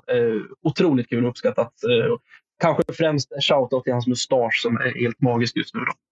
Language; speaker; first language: Swedish; native; Swedish